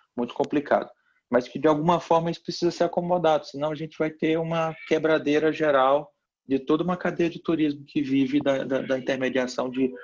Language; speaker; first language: Portuguese; native; Portuguese